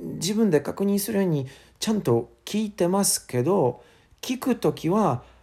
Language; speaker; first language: Japanese; non-native, learner; English